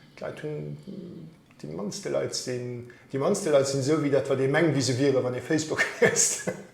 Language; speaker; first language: Luxembourgish; native; Luxembourgish